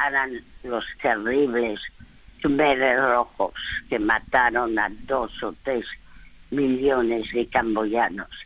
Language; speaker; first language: Spanish; early bilingual, other home language; French